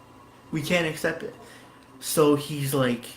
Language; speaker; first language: English; native; English